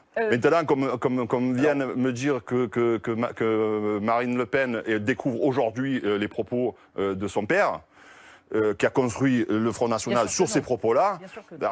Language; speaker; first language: French; native; French